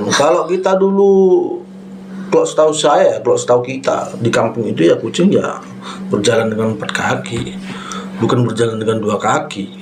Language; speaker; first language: Indonesian; non-native, local second language; Batak Toba